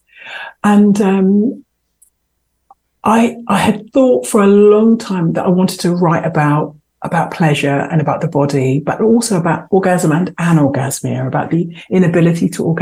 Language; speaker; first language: English; native; English